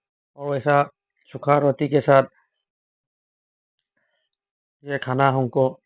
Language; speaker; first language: Hindi; non-native, local second language; Manipuri